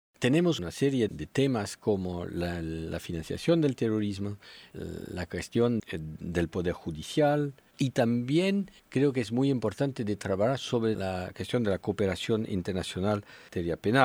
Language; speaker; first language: Spanish; non-native, fluent; French